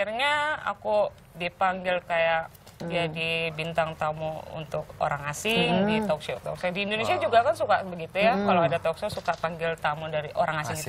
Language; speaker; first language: Indonesian; native; Indonesian